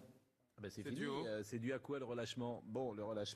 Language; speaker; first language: French; native; French